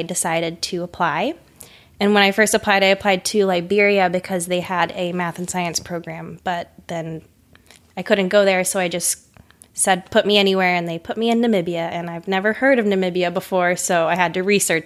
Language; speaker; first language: English; native; English